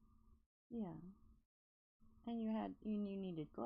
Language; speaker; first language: English; native; English